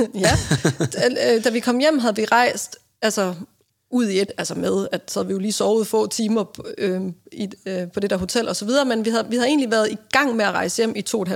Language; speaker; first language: Danish; native; Danish